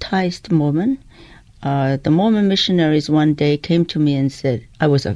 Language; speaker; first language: English; non-native, local second language; Cantonese